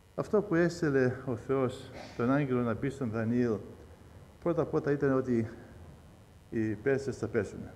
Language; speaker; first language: Greek; early bilingual, heritage; Greek